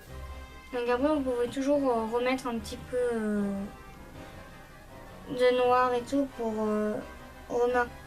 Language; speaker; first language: French; native; French